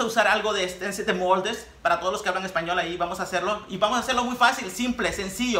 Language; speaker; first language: Spanish; native; Spanish